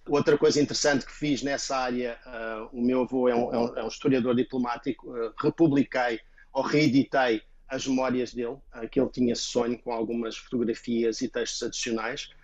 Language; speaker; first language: Portuguese; native; Portuguese